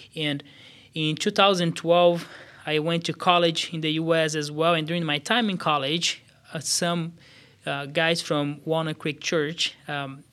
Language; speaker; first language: English; non-native, fluent; Portuguese